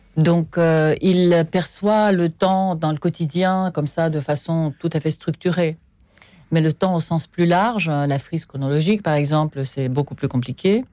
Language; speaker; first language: French; non-native, fluent; Russian